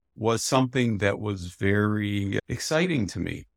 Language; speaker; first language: English; native; English